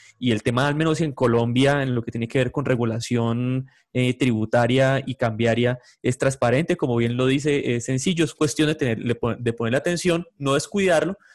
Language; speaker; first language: Spanish; native; Spanish